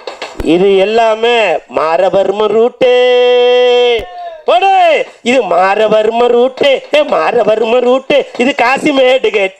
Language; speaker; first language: Tamil; native; Tamil